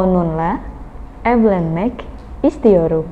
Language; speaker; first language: Turkish; non-native, fluent; Indonesian